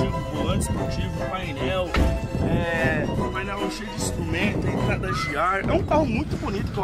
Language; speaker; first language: Portuguese; native; Portuguese